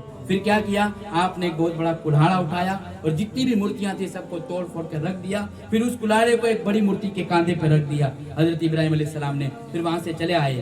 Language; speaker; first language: Urdu; native; Urdu